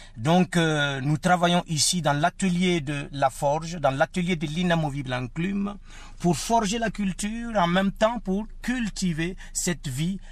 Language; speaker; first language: French; non-native, local second language; Mossi